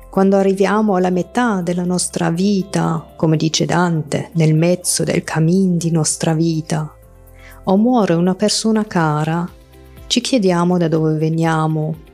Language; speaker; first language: Italian; non-native, fluent; German